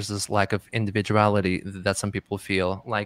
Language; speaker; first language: English; native; English